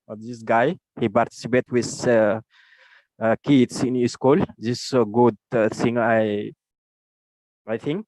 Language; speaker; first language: English; non-native, learner; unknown